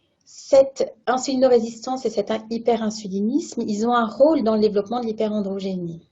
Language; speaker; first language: French; native; French